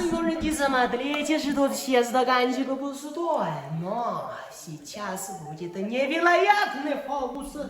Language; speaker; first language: Russian; non-native, learner; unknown